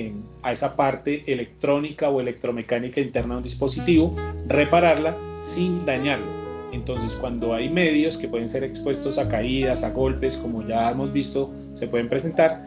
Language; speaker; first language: Spanish; native; Spanish